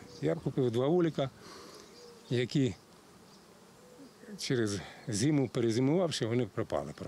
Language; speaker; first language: Ukrainian; native; Ukrainian